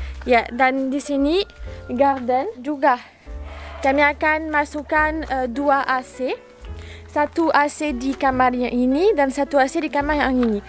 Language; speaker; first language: Indonesian; non-native, learner; French